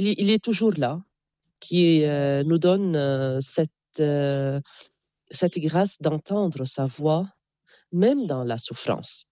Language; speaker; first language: French; non-native, local second language; Arabic